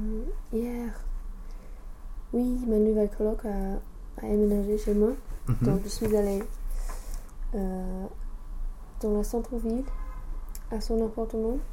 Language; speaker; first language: French; non-native, fluent; English